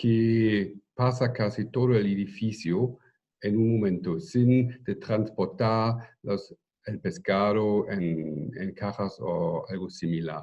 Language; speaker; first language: Spanish; non-native, fluent; German